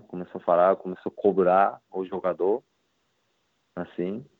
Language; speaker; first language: Portuguese; non-native, fluent; Japanese